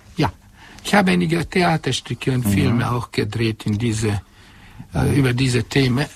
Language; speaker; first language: German; non-native, fluent; Hungarian